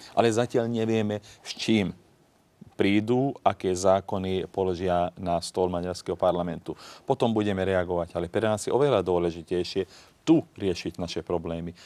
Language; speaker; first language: Slovak; non-native, local second language; Hungarian